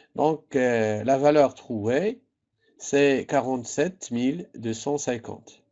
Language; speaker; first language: French; non-native, local second language; Arabic